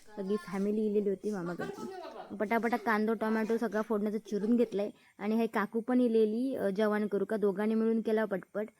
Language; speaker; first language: Marathi; non-native, local second language; Konkani